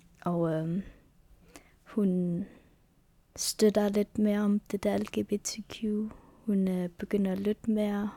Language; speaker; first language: Danish; non-native, local second language; Kalaallisut